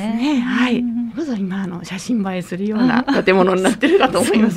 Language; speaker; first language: Japanese; native; Japanese